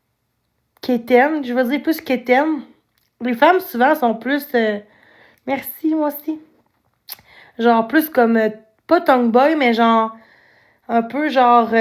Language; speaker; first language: French; native; French